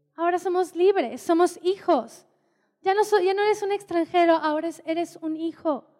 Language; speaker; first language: Spanish; native; Spanish